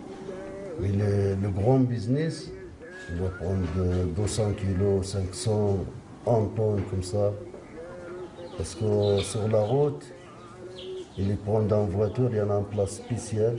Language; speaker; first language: French; non-native, local second language; Arabic